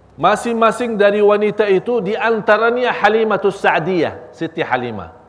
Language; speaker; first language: Malay; non-native, fluent; Arabic